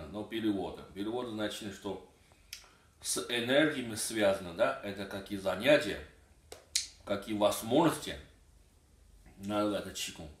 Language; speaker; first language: Russian; non-native, learner; Chinese